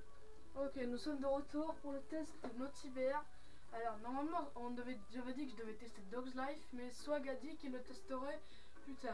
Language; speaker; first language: French; native; French